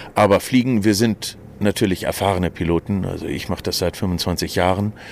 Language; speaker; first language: German; native; German